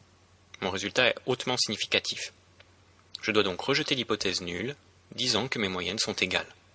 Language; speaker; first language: French; native; French